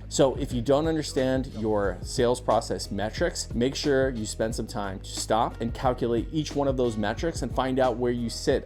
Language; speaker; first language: English; native; English